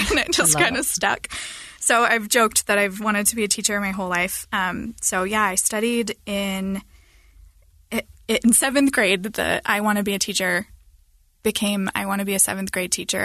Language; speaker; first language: English; native; English